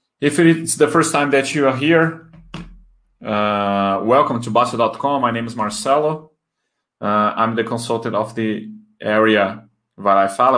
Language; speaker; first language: English; non-native, fluent; Portuguese